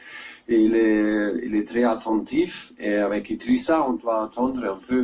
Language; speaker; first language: French; non-native, learner; German